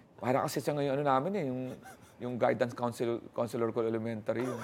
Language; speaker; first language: Filipino; native; Filipino